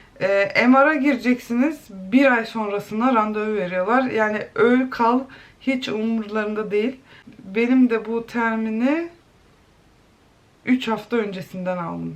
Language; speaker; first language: Turkish; early bilingual, heritage; Turkish